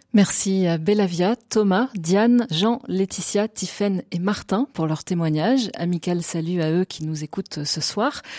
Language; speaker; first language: French; native; French